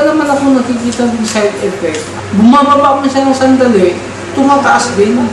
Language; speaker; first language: Filipino; non-native, local second language; Cebuano